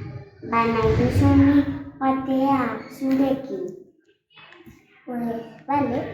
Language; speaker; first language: Basque; non-native, local second language; Spanish